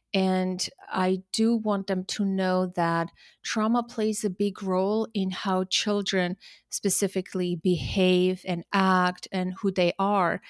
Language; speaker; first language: English; early bilingual, other home language; Armenian